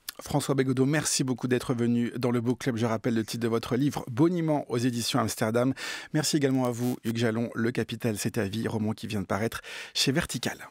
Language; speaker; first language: French; native; French